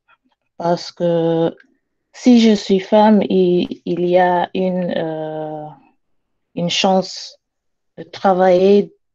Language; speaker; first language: French; non-native, learner; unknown